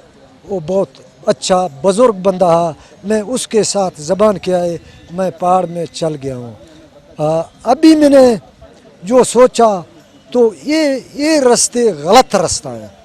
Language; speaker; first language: Hindi; non-native, local second language; Baluchi